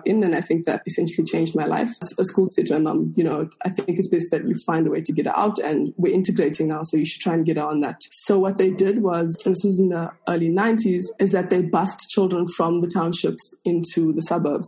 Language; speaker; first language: English; non-native, local second language; Afrikaans